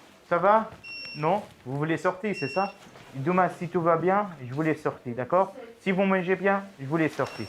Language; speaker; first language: French; non-native, fluent; Arabic